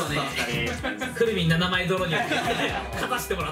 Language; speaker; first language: Japanese; native; Japanese